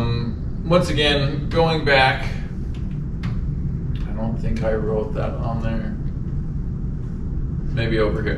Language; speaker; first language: English; native; English